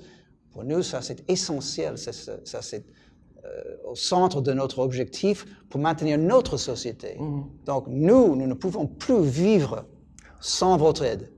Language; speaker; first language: French; non-native, fluent; English